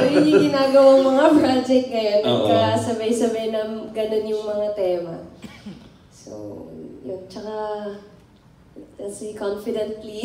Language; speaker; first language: Filipino; native; Filipino